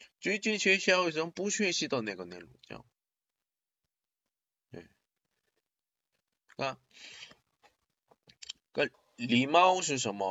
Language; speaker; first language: Chinese; non-native, learner; Korean